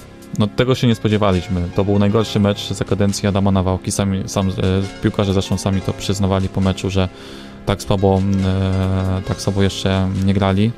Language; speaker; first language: Polish; native; Polish